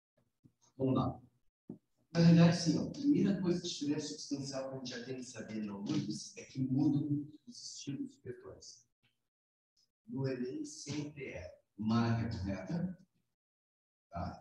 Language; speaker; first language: Portuguese; native; Portuguese